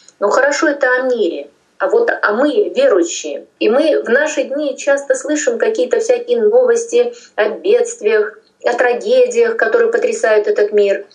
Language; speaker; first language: Russian; non-native, local second language; Tajik